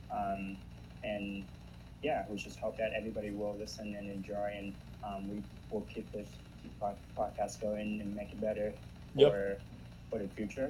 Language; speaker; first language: English; non-native, fluent; Vietnamese